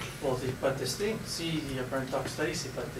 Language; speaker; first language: French; non-native, local second language; English